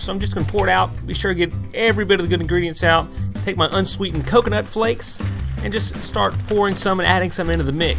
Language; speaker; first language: English; native; English